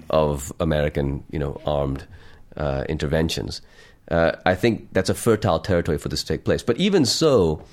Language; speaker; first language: English; non-native, local second language; Urdu